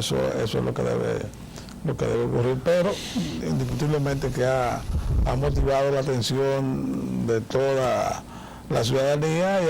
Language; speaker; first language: Spanish; native; Spanish